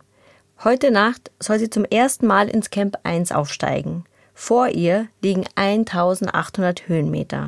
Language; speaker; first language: German; native; German